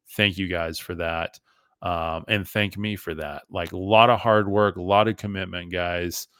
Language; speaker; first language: English; early bilingual, other home language; German